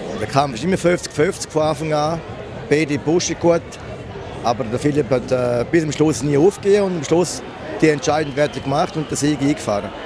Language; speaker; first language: German; native; German